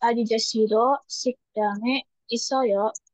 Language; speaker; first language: Korean; non-native, learner; Indonesian